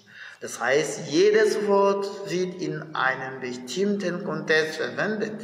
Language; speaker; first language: German; non-native, fluent; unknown